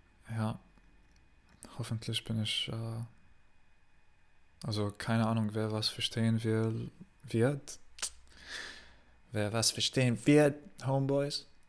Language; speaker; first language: German; non-native, learner; Arabic